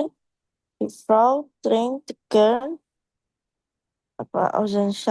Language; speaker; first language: German; non-native, learner; Indonesian